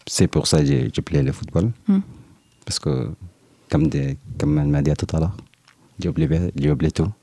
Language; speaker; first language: French; non-native, learner; Arabic